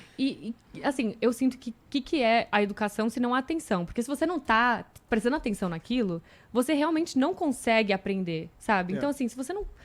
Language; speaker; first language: Portuguese; native; Portuguese